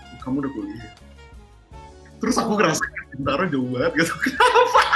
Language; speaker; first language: Indonesian; native; Indonesian